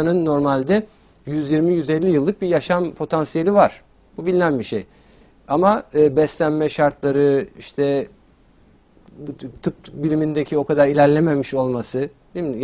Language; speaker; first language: Turkish; native; Turkish